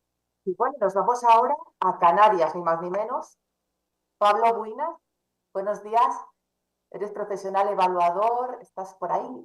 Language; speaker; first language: Spanish; native; Spanish